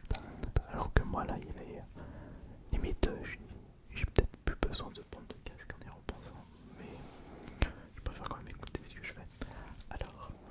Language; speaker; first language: French; native; French